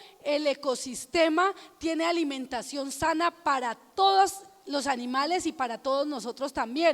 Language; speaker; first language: Spanish; native; Spanish